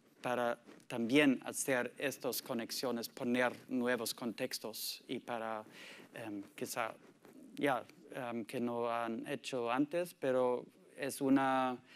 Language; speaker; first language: Spanish; non-native, learner; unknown